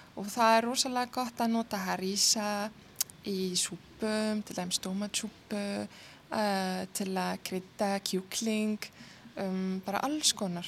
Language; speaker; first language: Icelandic; non-native, fluent; Arabic